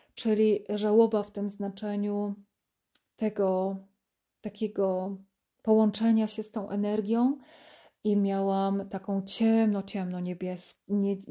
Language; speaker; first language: Polish; native; Polish